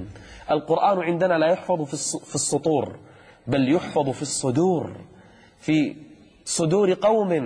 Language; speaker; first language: Arabic; native; Arabic